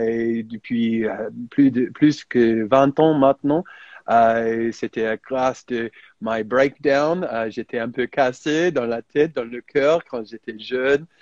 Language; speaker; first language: French; non-native, fluent; English